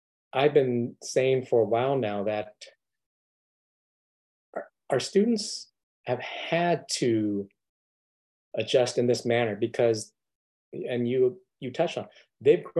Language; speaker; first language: English; native; English